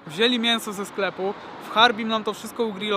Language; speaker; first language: Polish; native; Polish